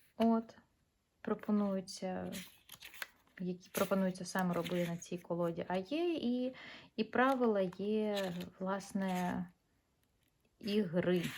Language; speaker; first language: Ukrainian; non-native, local second language; Russian